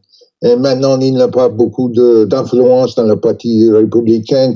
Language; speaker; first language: French; non-native, learner; English